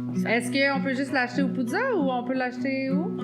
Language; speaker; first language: French; native; French